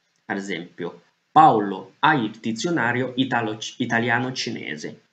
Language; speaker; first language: Italian; non-native, fluent; Chinese